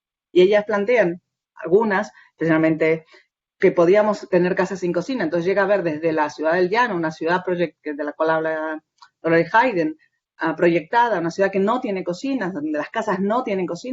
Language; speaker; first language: Spanish; native; Spanish